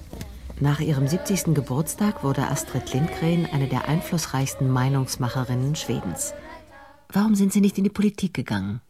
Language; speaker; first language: German; native; German